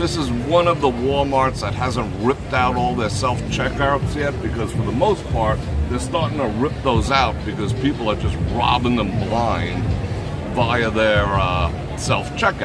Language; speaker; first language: English; native; English